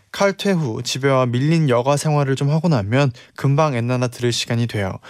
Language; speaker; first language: Korean; native; Korean